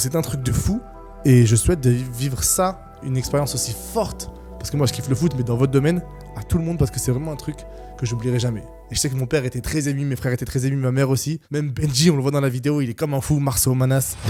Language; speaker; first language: French; native; French